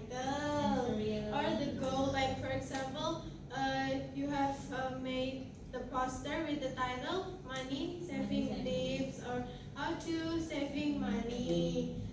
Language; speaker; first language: English; non-native, fluent; Indonesian